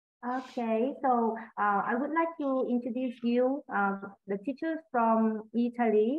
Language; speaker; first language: English; non-native, learner; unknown